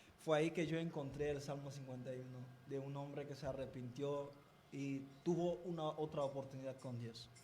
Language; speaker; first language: Spanish; non-native, fluent; Haitian Creole